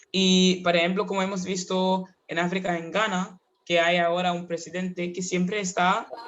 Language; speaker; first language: Spanish; non-native, fluent; Kinyarwanda